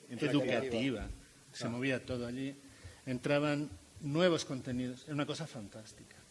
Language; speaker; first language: Spanish; native; Spanish